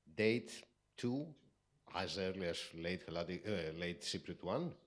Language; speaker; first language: English; non-native, fluent; Greek